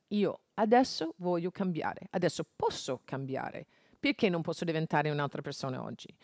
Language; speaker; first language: Italian; non-native, fluent; English